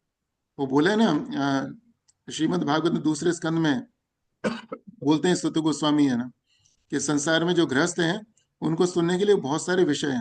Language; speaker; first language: Hindi; native; Hindi